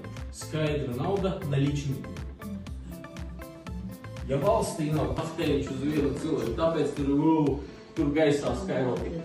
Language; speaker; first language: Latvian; non-native, learner; Russian